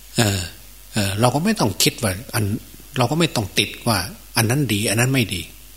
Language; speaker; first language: Thai; native; Thai